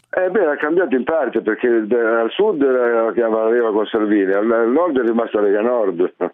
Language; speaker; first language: Italian; native; Italian